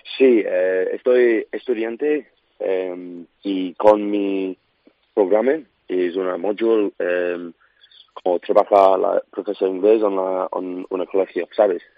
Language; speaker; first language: Spanish; non-native, learner; English